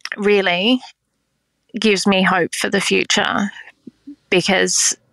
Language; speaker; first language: English; native; English